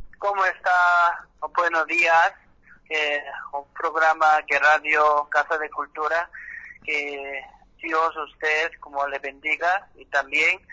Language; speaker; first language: Spanish; non-native, learner; Korean